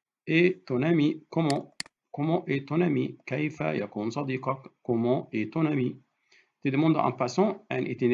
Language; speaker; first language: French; non-native, fluent; Arabic